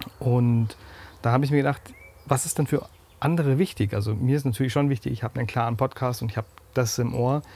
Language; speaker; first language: German; native; German